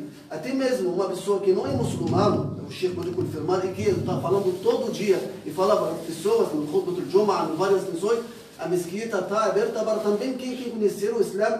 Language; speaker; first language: Portuguese; non-native, fluent; Arabic